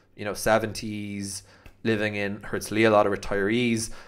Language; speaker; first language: English; native; English